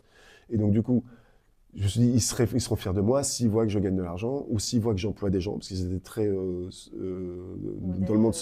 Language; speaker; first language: French; native; French